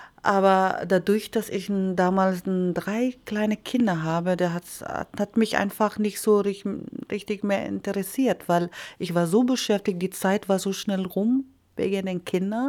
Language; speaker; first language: German; non-native, fluent; Iloko